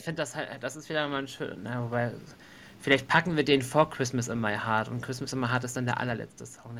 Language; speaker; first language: German; native; German